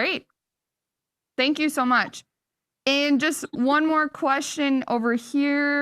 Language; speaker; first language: English; native; English